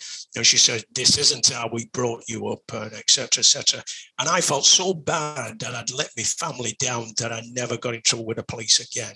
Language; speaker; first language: English; native; English